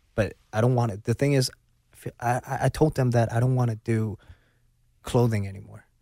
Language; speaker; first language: English; non-native, local second language; Cantonese